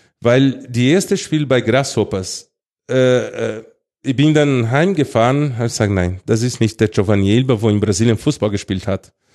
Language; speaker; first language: German; non-native, fluent; Portuguese